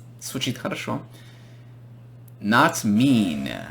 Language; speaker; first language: Russian; non-native, fluent; English